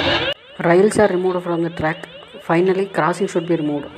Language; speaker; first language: English; non-native, local second language; Tamil